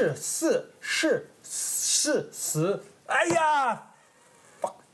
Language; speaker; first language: Chinese; non-native, learner; English